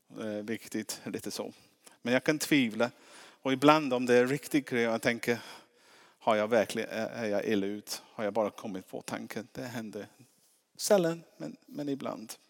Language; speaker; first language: Swedish; non-native, fluent; English